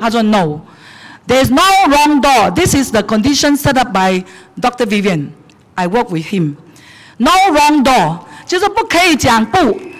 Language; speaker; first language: English; non-native, local second language; Chinese